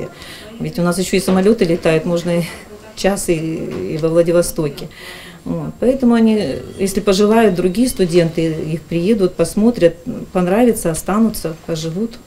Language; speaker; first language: Russian; native; Russian